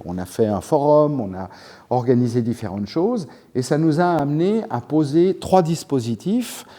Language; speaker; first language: French; native; French